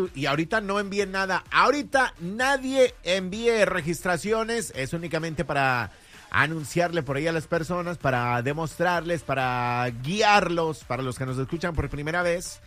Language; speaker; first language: Spanish; native; Spanish